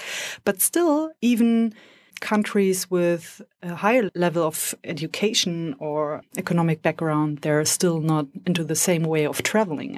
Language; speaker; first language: English; non-native, fluent; German